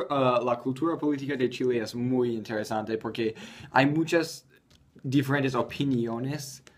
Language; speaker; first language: Spanish; non-native, learner; English